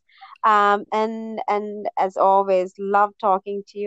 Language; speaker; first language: English; non-native, local second language; Sinhala